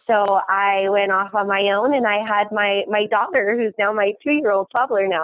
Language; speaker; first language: English; native; English